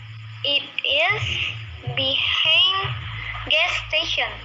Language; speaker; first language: English; non-native, learner; Indonesian